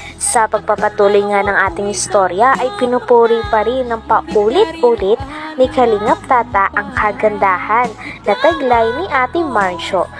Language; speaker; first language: Filipino; native; Filipino